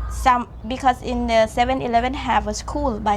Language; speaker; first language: English; non-native, learner; Thai